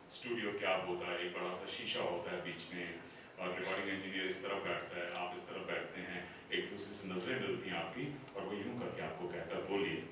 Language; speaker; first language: Hindi; non-native, local second language; Punjabi